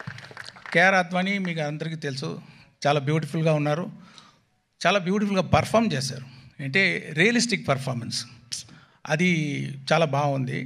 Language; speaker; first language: Telugu; non-native, local second language; Tamil